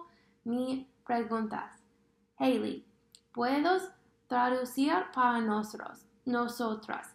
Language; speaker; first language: Spanish; non-native, fluent; English